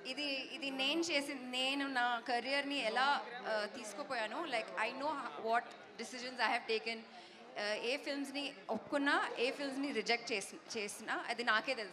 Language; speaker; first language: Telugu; non-native, learner; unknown